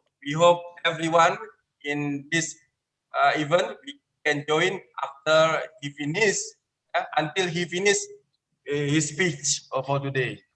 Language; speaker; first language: English; non-native, learner; Indonesian